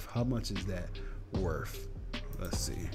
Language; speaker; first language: English; native; English